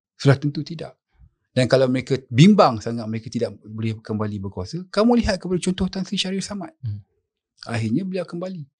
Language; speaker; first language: Malay; native; Malay